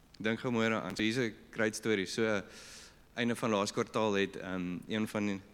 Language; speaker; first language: Afrikaans; native; Afrikaans